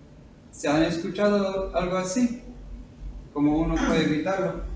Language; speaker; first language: Spanish; non-native, fluent; English